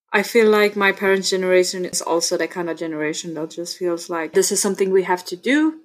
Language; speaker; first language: English; non-native, fluent; German